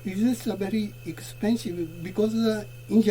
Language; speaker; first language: English; non-native, learner; Japanese